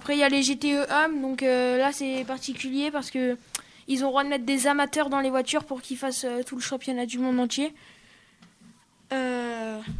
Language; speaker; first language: French; native; French